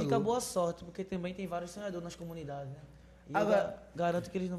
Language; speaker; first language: Portuguese; native; Portuguese